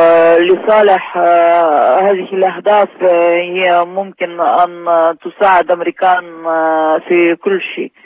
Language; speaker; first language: Arabic; non-native, fluent; Russian